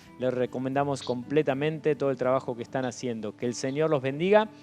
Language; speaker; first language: Spanish; native; Spanish